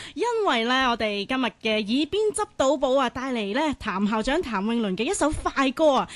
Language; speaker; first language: Cantonese; native; Cantonese